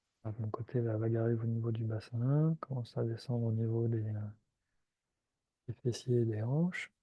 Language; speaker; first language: French; native; French